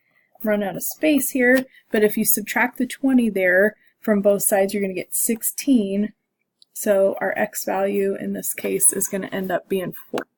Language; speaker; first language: English; native; English